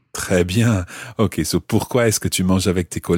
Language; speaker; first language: French; non-native, fluent; English